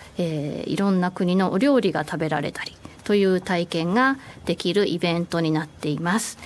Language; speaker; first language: Japanese; native; Japanese